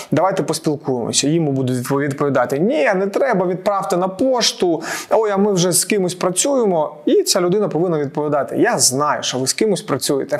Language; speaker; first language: Ukrainian; non-native, local second language; Russian